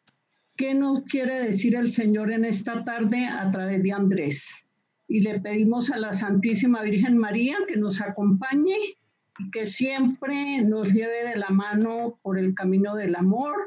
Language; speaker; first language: Spanish; native; Spanish